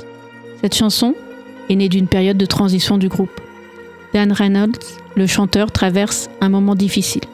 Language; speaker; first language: French; non-native, fluent; Polish